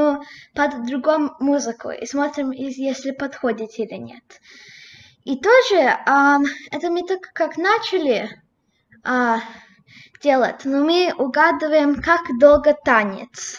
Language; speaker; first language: Russian; early bilingual, heritage; Russian